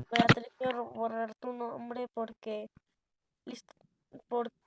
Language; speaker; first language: Spanish; native; Spanish